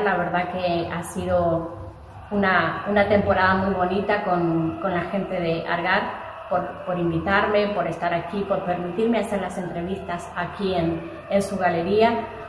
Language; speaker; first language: Spanish; native; Spanish